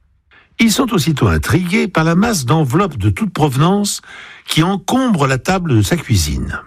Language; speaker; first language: French; native; French